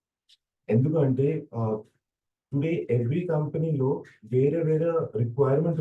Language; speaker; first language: Telugu; non-native, local second language; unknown